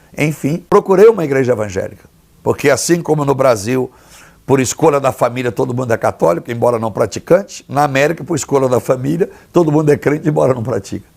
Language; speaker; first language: Portuguese; native; Portuguese